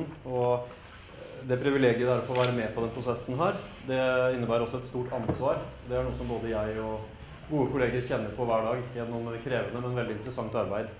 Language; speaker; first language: Norwegian; native; Norwegian